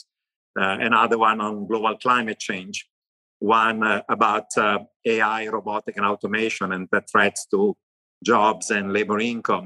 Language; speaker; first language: English; non-native, fluent; Italian